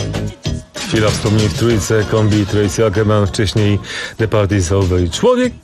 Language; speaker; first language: Polish; native; Polish